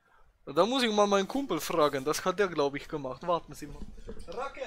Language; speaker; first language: German; native; German